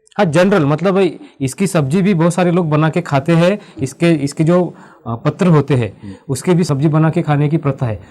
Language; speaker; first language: Hindi; non-native, local second language; Marathi